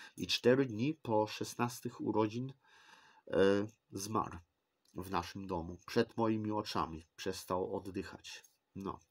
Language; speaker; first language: Polish; early bilingual, heritage; Polish